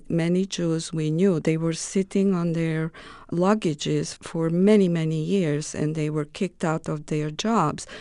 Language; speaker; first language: English; non-native, fluent; Romanian